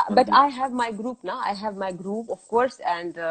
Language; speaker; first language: English; non-native, learner; Azerbaijani